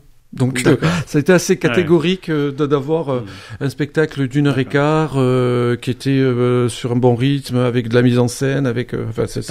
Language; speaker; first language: French; native; French